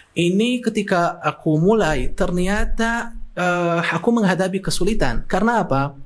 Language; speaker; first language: Indonesian; non-native, fluent; Arabic